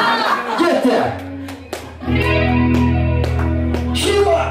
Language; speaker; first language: Russian; non-native, local second language; Kyrgyz